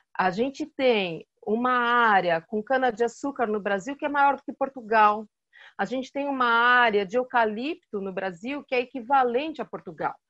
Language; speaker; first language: Portuguese; native; Portuguese